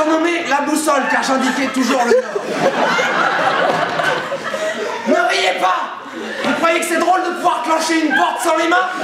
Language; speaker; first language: French; native; French